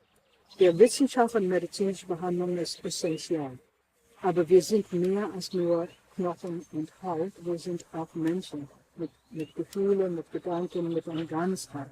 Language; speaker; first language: German; non-native, fluent; English